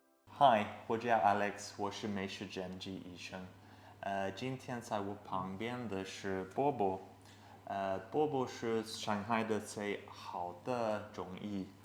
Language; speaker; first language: Chinese; non-native, learner; English